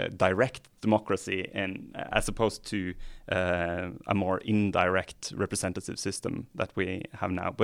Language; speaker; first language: English; non-native, fluent; Norwegian